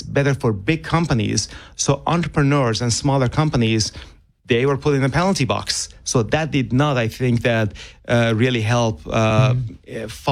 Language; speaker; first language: English; non-native, fluent; Persian